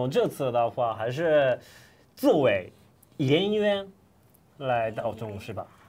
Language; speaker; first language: Chinese; non-native, fluent; Japanese